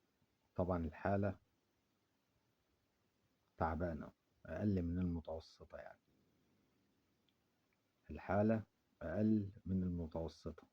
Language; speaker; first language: Arabic; native; Arabic